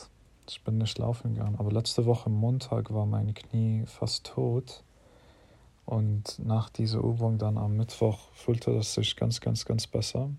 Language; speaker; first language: German; non-native, fluent; English